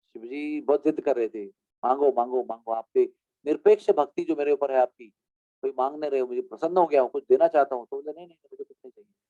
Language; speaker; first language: Hindi; non-native, local second language; Marathi